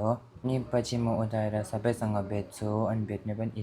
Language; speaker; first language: Nepali; non-native, local second language; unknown